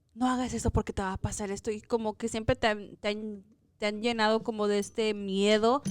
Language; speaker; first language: Spanish; early bilingual, heritage; Spanish